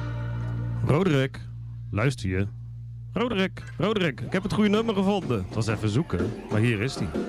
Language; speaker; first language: Dutch; native; Dutch